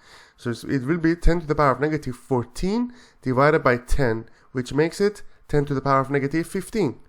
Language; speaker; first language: English; non-native, fluent; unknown